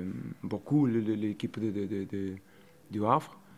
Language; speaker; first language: French; non-native, learner; Portuguese